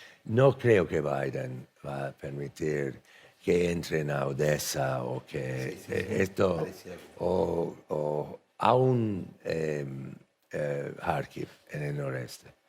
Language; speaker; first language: Spanish; non-native, fluent; English